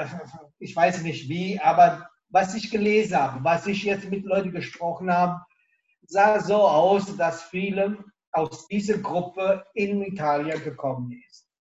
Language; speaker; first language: German; non-native, local second language; Italian